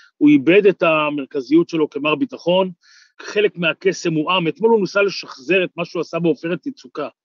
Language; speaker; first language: Hebrew; native; Hebrew